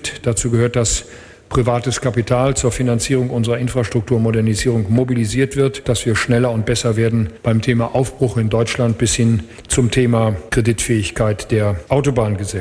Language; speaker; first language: German; native; German